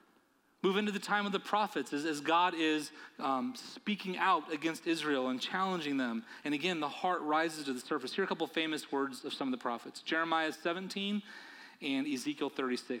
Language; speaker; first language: English; native; English